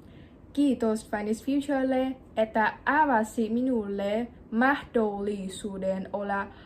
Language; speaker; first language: Finnish; non-native, learner; Vietnamese